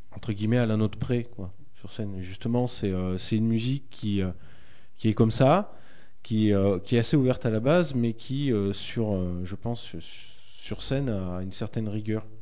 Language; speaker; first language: French; native; French